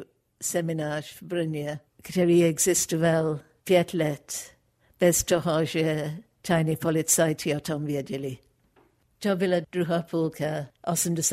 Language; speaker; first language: Czech; non-native, fluent; English